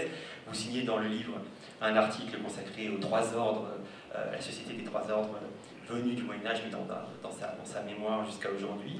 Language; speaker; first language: French; native; French